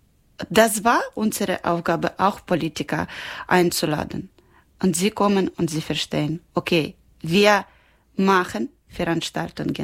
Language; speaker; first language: German; non-native, learner; Ukrainian